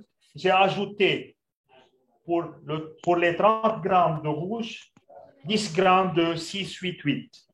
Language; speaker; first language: French; non-native, local second language; Arabic